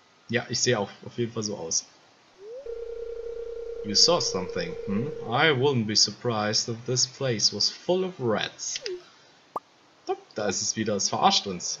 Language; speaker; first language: German; native; German